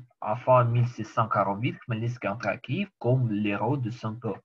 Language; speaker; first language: French; non-native, learner; Ukrainian